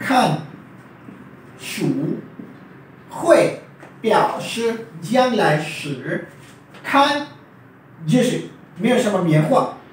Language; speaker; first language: Chinese; non-native, fluent; Urdu